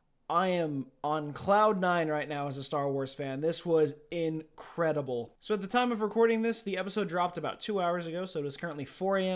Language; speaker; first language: English; native; English